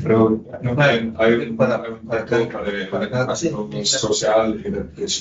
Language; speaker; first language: Spanish; non-native, fluent; English